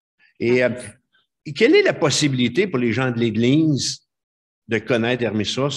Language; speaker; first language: French; native; French